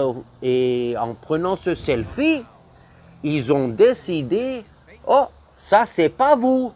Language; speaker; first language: French; non-native, fluent; English